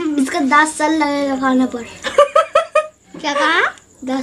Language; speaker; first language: Hindi; non-native, local second language; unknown